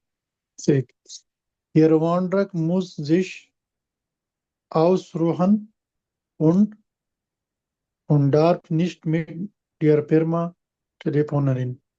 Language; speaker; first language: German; non-native, learner; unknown